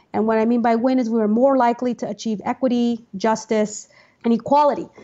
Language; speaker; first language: English; native; English